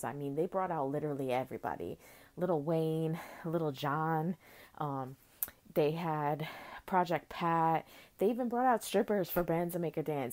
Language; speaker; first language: English; native; English